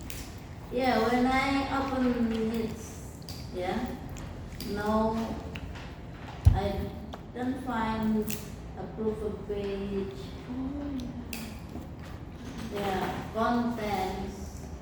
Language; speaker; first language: English; non-native, fluent; Indonesian